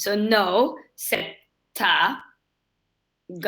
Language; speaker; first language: French; non-native, learner; English